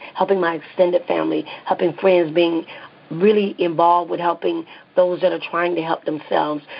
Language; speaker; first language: English; native; English